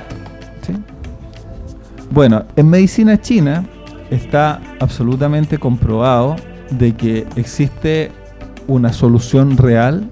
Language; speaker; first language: Spanish; native; Spanish